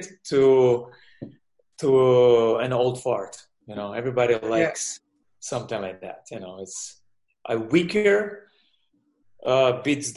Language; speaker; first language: English; non-native, fluent; Russian